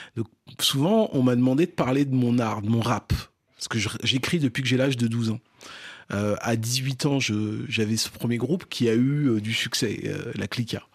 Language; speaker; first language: French; early bilingual, other home language; Fon